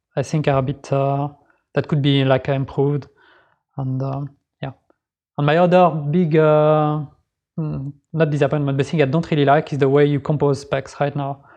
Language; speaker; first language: English; non-native, fluent; French